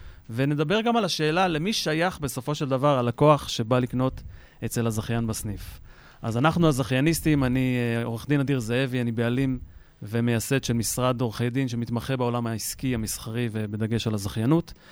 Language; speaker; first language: Hebrew; native; Hebrew